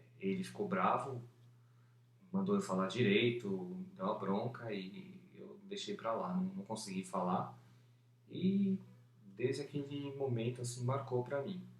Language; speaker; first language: Portuguese; early bilingual, other home language; Spanish